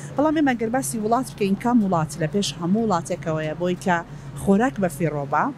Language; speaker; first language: Central Kurdish; native; Central Kurdish